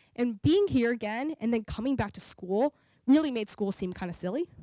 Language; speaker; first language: English; native; English